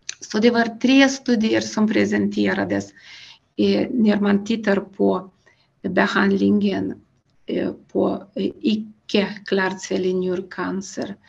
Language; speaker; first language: Swedish; non-native, fluent; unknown